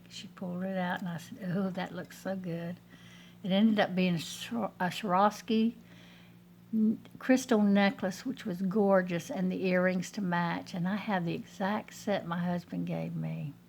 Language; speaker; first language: English; native; English